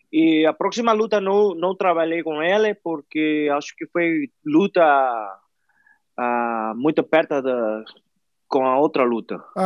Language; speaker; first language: Portuguese; non-native, fluent; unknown